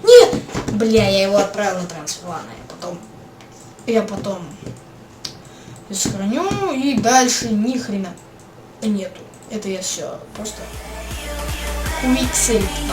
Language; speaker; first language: Russian; native; Russian